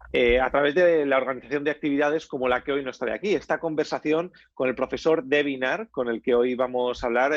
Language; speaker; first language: Spanish; native; Spanish